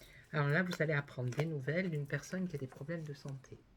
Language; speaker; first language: French; native; French